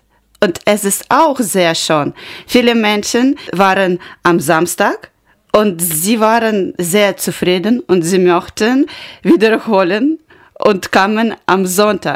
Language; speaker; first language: German; non-native, learner; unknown